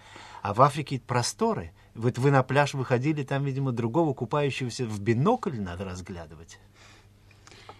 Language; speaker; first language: Russian; native; Russian